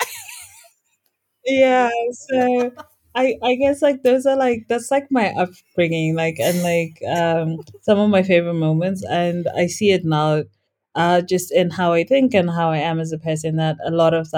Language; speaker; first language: English; non-native, local second language; Shona